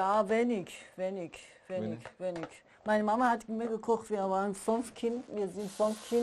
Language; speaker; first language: German; non-native, learner; Persian